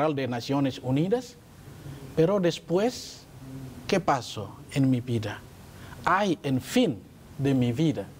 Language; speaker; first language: Spanish; non-native, learner; Indonesian